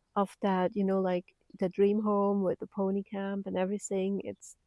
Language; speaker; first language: English; non-native, fluent; German